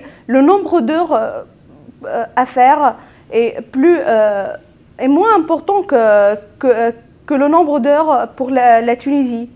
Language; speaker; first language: French; non-native, local second language; Arabic